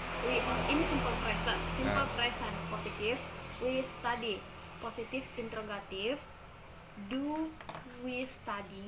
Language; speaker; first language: English; non-native, learner; Indonesian